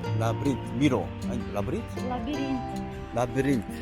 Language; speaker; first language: Russian; non-native, learner; Korean